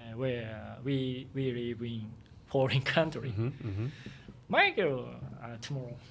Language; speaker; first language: English; non-native, learner; Japanese